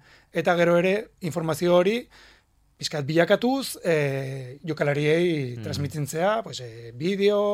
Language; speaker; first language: Basque; non-native, local second language; Spanish